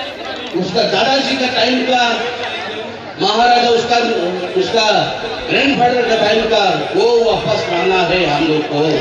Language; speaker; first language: Hindi; non-native, local second language; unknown